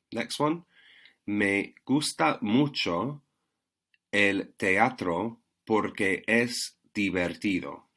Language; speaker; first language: Spanish; non-native, fluent; English